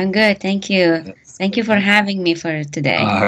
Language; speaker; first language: English; non-native, fluent; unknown